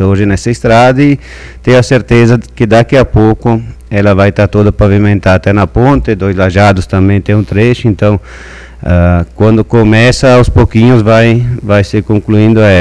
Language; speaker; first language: Portuguese; native; Portuguese